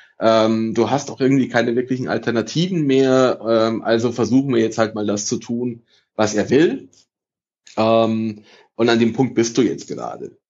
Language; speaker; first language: German; early bilingual, other home language; Italian